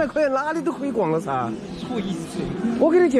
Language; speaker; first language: Chinese; native; Chinese